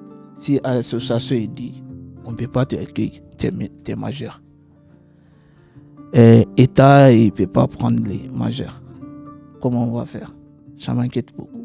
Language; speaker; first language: French; non-native, learner; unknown